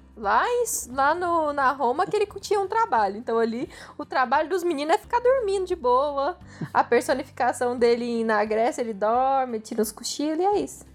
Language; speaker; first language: Portuguese; native; Portuguese